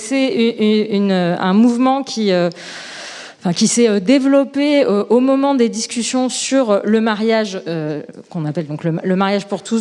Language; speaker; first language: French; native; French